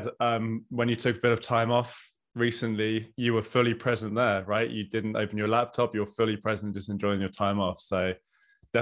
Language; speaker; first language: English; native; English